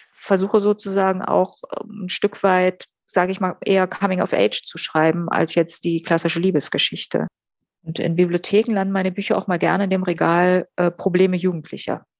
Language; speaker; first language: German; native; German